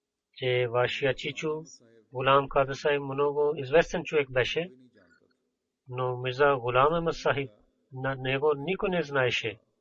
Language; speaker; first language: Bulgarian; non-native, learner; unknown